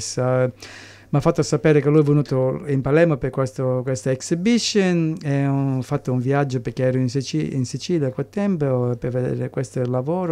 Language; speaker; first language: Italian; early bilingual, heritage; English